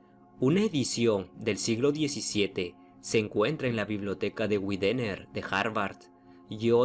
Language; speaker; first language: Spanish; native; Spanish